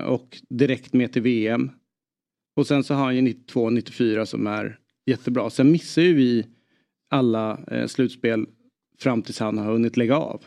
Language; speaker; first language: Swedish; native; Swedish